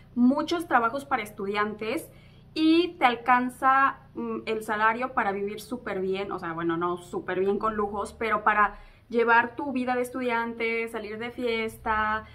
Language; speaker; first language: Spanish; native; Spanish